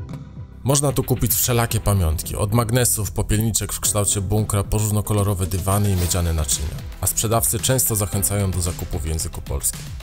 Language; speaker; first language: Polish; native; Polish